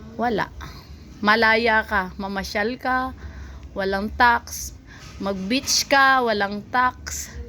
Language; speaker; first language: Filipino; non-native, local second language; Cebuano